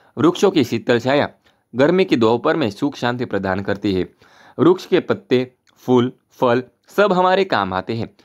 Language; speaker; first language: Hindi; non-native, local second language; Gujarati